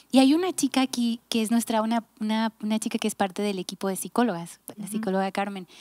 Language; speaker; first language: Spanish; native; Spanish